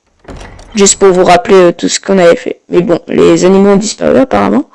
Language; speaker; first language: French; native; French